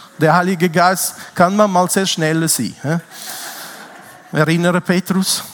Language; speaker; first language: German; non-native, fluent; Italian